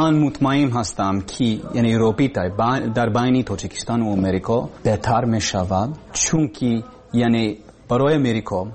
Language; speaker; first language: Persian; non-native, learner; English